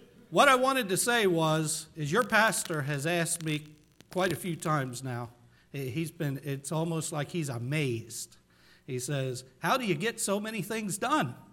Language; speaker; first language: English; native; English